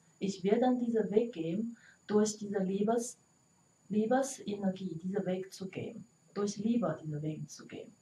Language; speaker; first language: German; non-native, learner; Chinese